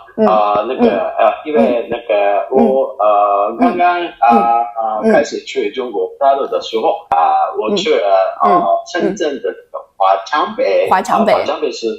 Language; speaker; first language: Chinese; non-native, fluent; Japanese